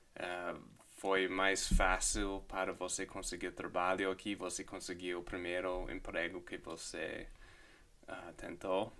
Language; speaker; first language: Portuguese; non-native, fluent; English